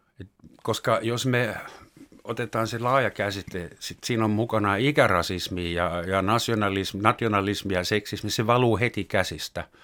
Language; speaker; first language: Finnish; non-native, fluent; German